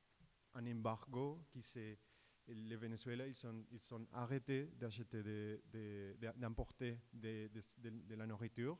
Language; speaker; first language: French; non-native, fluent; Spanish